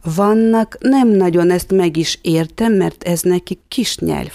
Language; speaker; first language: Hungarian; non-native, fluent; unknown